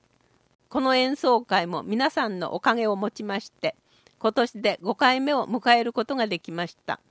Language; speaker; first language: Japanese; native; Japanese